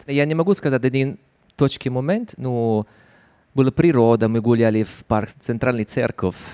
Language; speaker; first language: Russian; non-native, fluent; Italian